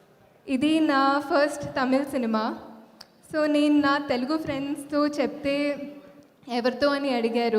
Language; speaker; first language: Telugu; non-native, fluent; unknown